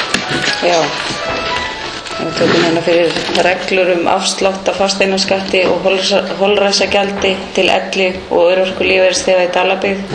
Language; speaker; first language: Icelandic; native; Icelandic